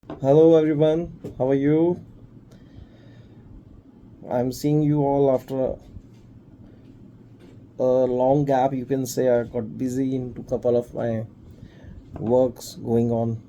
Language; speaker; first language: English; non-native, local second language; Hindi